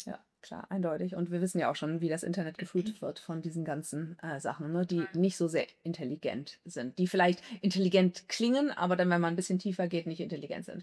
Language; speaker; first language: German; native; German